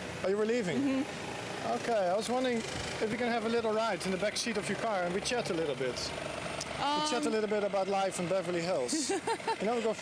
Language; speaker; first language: English; non-native, fluent; Dutch